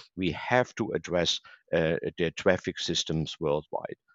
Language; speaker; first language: English; non-native, fluent; German